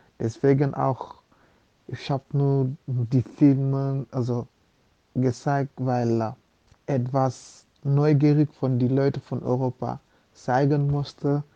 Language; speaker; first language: German; non-native, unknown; Wolof